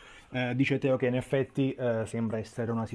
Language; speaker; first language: Italian; native; Italian